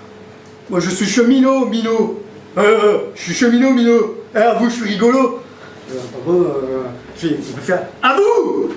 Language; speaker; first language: French; native; French